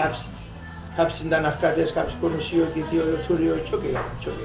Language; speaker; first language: Turkish; early bilingual, heritage; Greek